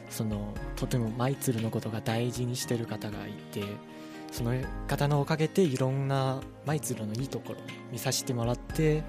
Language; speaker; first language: Japanese; non-native, learner; Chinese